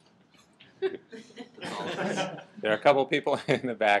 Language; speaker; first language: English; native; English